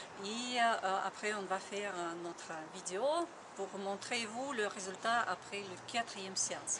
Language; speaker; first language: French; non-native, learner; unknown